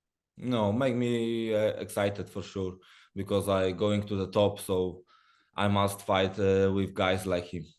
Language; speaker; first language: English; non-native, learner; Polish